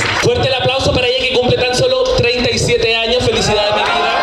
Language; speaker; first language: Spanish; native; Spanish